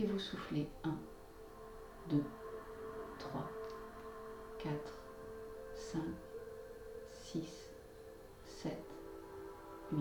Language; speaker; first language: French; native; French